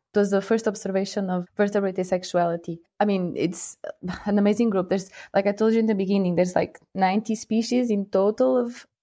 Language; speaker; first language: English; non-native, fluent; Portuguese